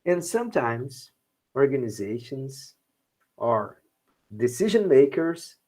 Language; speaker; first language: English; non-native, fluent; Portuguese